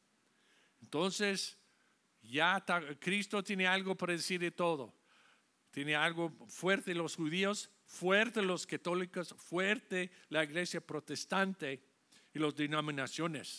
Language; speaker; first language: Spanish; non-native, fluent; English